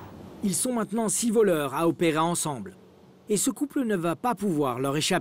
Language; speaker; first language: French; native; French